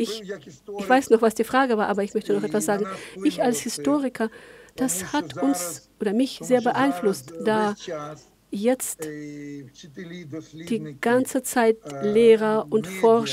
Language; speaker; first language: German; non-native, fluent; Ukrainian